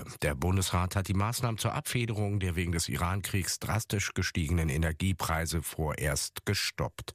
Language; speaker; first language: German; native; German